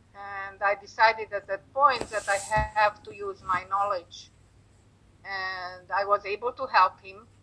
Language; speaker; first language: English; non-native, fluent; Romanian